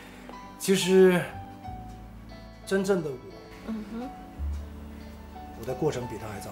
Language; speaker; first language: Chinese; native; Chinese